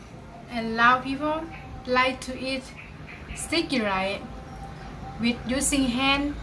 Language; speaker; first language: English; non-native, learner; Lao